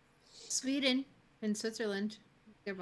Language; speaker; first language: English; native; English